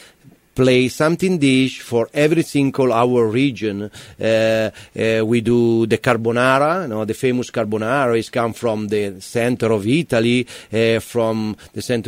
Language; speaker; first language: English; non-native, learner; Italian